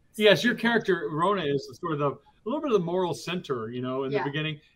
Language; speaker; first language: English; native; English